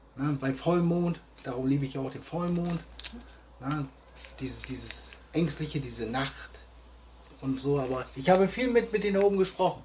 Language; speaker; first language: German; native; German